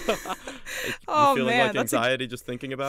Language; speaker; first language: English; native; English